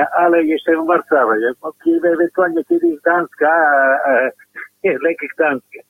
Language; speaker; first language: Polish; non-native, learner; Italian